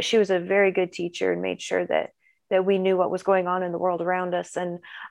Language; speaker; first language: English; native; English